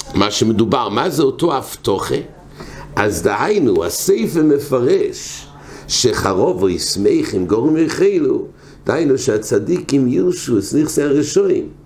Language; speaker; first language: Hebrew; non-native, fluent; English